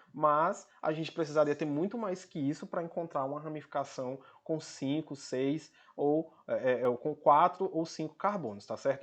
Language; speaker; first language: Portuguese; native; Portuguese